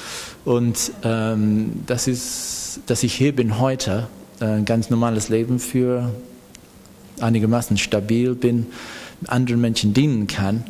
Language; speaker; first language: German; non-native, fluent; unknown